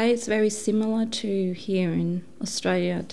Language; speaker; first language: English; non-native, fluent; Danish